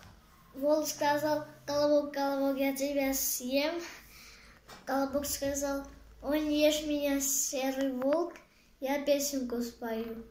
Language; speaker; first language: Russian; non-native, learner; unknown